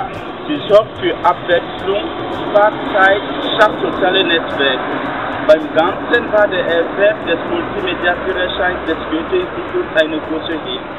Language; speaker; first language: German; non-native, fluent; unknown